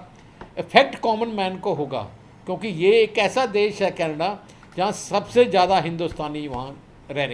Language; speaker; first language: Hindi; non-native, local second language; Punjabi